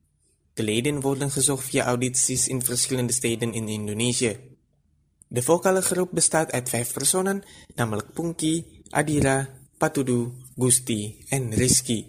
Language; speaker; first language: Dutch; non-native, fluent; Indonesian